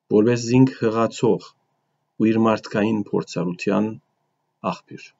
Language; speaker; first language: Armenian; early bilingual, heritage; Armenian